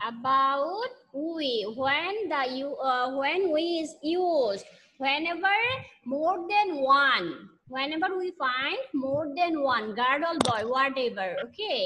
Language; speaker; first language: English; non-native, learner; Bangla